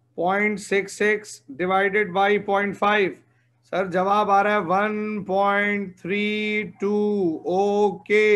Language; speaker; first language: Hindi; native; Hindi